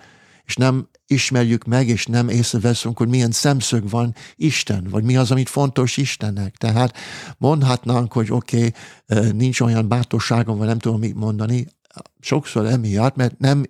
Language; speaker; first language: Hungarian; non-native, fluent; English